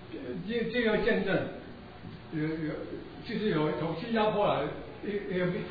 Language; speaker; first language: Chinese; native; Chinese